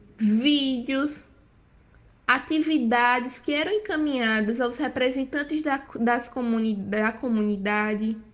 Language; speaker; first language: Portuguese; native; Portuguese